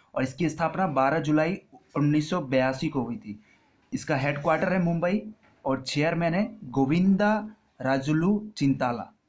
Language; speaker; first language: Hindi; non-native, local second language; Bangla